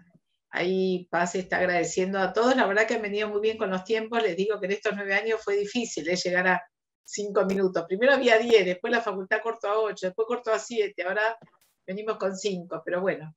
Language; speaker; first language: Spanish; native; Spanish